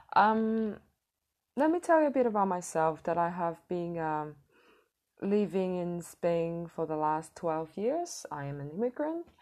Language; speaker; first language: English; non-native, fluent; Cantonese